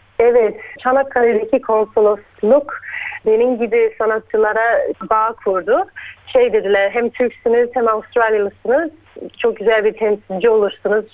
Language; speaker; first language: Turkish; early bilingual, heritage; Turkish